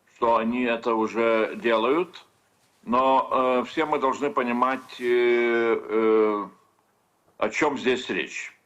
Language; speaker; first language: Russian; non-native, fluent; Lithuanian